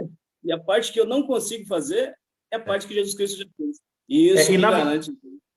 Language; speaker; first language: Portuguese; native; Portuguese